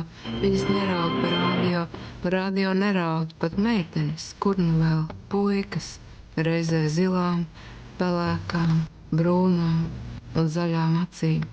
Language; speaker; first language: Latvian; native; Latvian